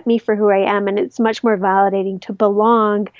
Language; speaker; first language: English; native; English